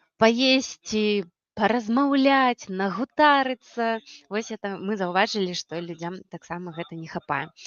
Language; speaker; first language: Belarusian; non-native, local second language; Russian